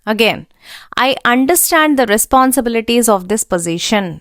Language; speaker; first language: English; non-native, local second language; Telugu